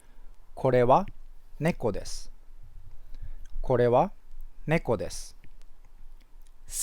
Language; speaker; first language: Japanese; non-native, fluent; English